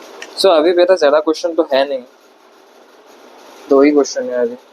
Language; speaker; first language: Hindi; non-native, local second language; Assamese